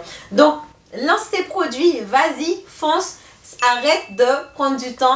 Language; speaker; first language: French; native; French